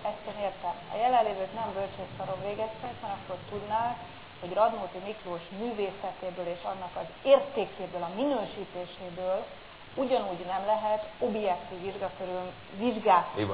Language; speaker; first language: Hungarian; native; Hungarian